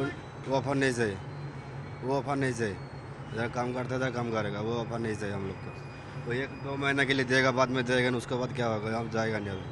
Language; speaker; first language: Hindi; non-native, local second language; Bangla